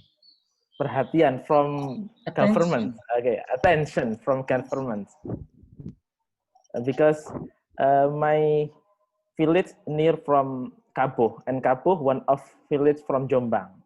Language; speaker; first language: English; non-native, learner; Indonesian